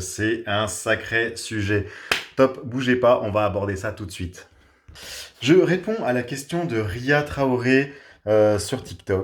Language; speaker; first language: French; native; French